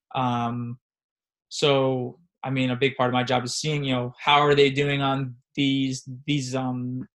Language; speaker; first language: English; native; English